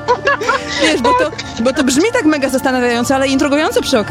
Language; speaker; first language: Polish; native; Polish